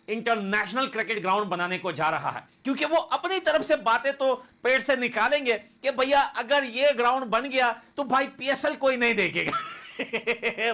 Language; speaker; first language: Hindi; native; Hindi